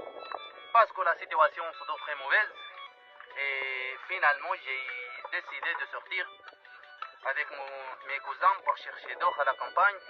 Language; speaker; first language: French; non-native, fluent; Arabic